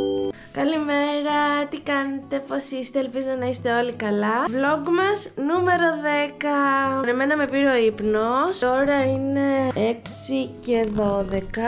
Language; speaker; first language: Greek; native; Greek